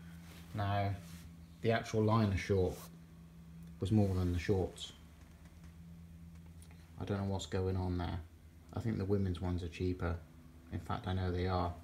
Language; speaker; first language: English; native; English